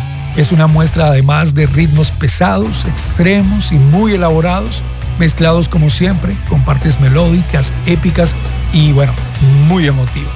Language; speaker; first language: Spanish; native; Spanish